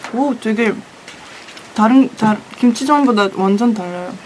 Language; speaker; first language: Korean; non-native, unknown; Russian